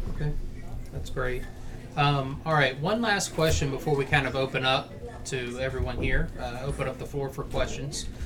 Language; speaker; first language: English; native; English